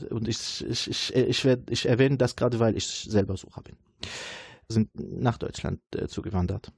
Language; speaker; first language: German; non-native, fluent; Arabic